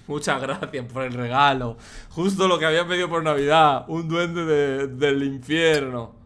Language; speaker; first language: Spanish; native; Spanish